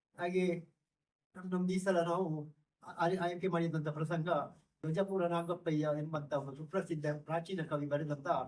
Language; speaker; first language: Kannada; non-native, local second language; Konkani